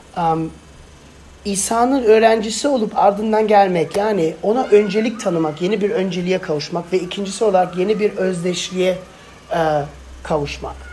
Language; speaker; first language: Turkish; non-native, fluent; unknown